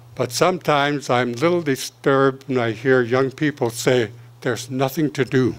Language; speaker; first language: English; native; English